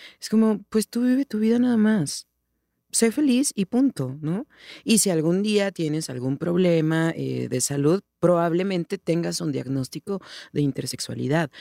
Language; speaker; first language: Spanish; native; Spanish